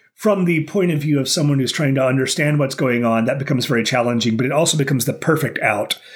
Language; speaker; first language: English; native; English